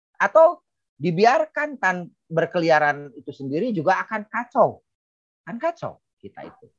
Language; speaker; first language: Indonesian; non-native, local second language; Sundanese